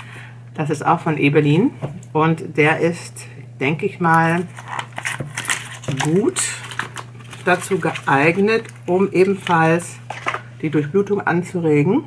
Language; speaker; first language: German; native; German